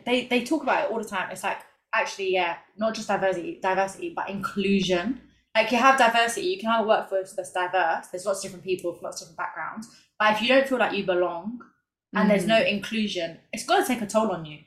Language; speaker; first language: English; native; English